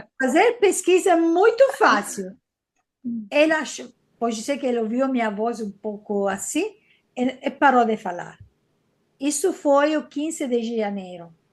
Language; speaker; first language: Portuguese; non-native, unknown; Italian